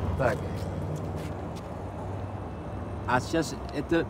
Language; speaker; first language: Russian; non-native, learner; Dutch